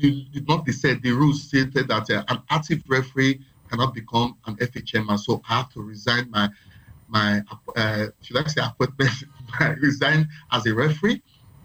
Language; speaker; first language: English; non-native, local second language; Bini